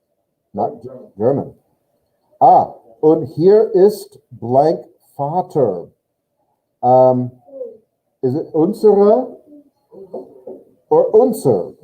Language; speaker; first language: German; non-native, learner; English